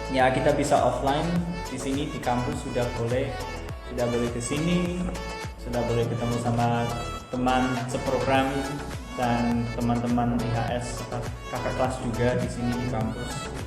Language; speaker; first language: Indonesian; non-native, fluent; English